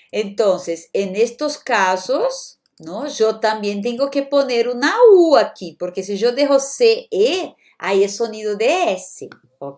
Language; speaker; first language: Spanish; non-native, fluent; Portuguese